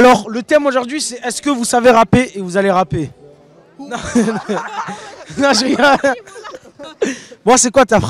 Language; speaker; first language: French; native; French